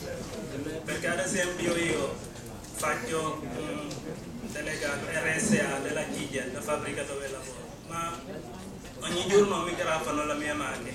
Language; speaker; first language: Italian; non-native, learner; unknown